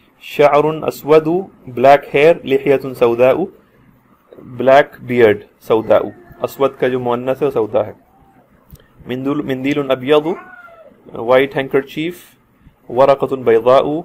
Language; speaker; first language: Arabic; non-native, fluent; Urdu